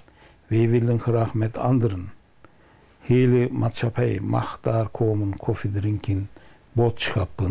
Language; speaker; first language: Dutch; non-native, learner; Turkish